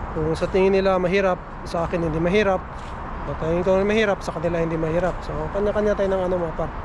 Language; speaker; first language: Filipino; non-native, local second language; Cebuano